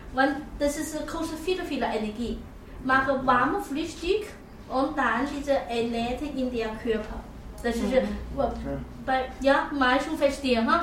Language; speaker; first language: German; non-native, learner; Chinese